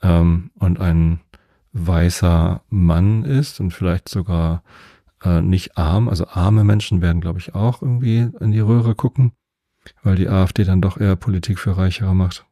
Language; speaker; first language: German; native; German